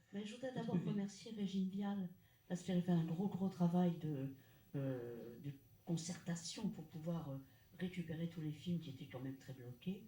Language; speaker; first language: French; native; French